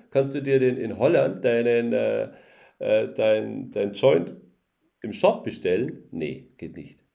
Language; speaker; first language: German; native; German